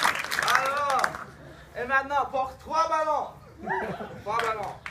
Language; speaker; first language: French; non-native, learner; English